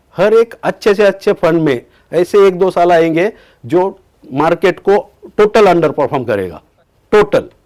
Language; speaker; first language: Hindi; non-native, local second language; Marathi